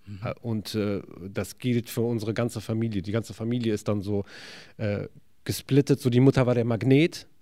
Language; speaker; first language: German; early bilingual, other home language; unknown